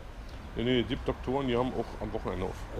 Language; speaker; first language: German; native; German